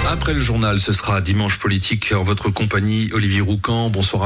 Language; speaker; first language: French; native; French